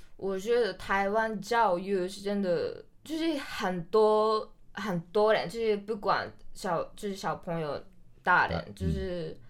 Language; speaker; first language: Chinese; non-native, learner; Japanese